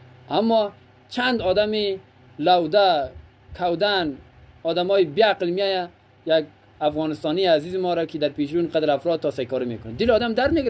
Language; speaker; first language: Persian; native; Persian